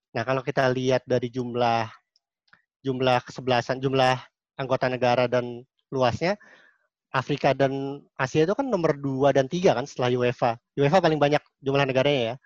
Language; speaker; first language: Indonesian; native; Indonesian